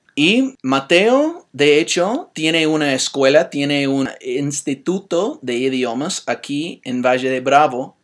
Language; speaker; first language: Spanish; non-native, fluent; English